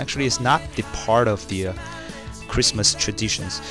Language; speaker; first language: English; non-native, fluent; Chinese